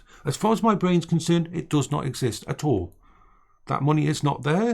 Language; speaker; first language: English; native; English